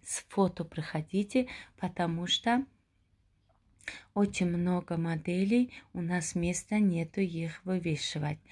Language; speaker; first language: Russian; non-native, local second language; Tajik